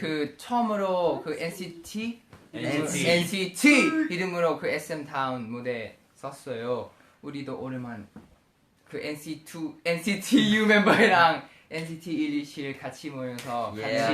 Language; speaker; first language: Korean; non-native, learner; Thai